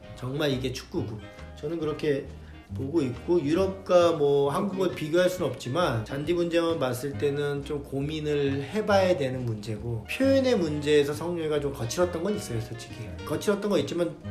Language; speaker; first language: Korean; native; Korean